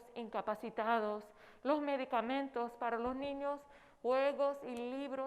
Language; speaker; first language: Spanish; non-native, fluent; English